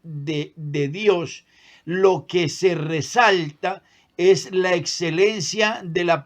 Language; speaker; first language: Spanish; native; Spanish